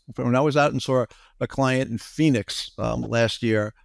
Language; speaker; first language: English; native; English